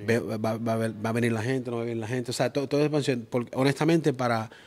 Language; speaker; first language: Spanish; early bilingual, heritage; Spanish